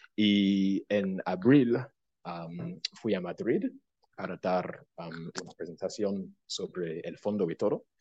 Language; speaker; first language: Spanish; non-native, fluent; English